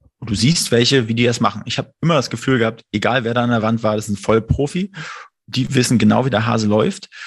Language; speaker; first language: German; native; German